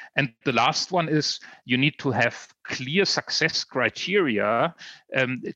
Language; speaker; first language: English; non-native, fluent; German